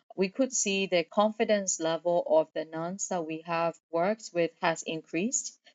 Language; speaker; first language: English; non-native, fluent; Burmese